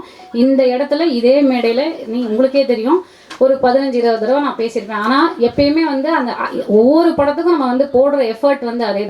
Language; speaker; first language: Tamil; native; Tamil